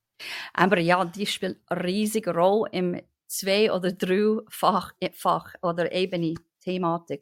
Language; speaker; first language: German; non-native, fluent; English